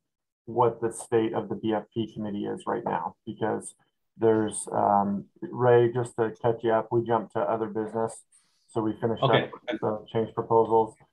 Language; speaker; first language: English; native; English